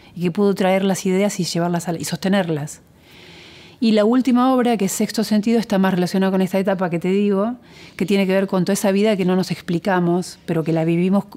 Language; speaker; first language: Spanish; native; Spanish